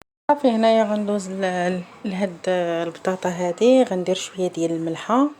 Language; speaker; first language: Arabic; native; Arabic